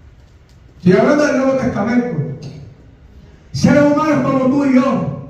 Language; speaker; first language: Spanish; native; Spanish